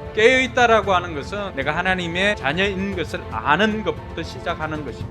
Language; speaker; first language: Korean; native; Korean